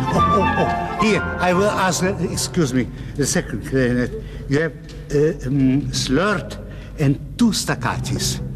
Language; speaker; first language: English; non-native, fluent; Russian